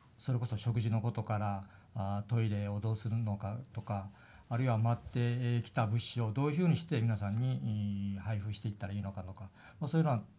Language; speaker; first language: Japanese; native; Japanese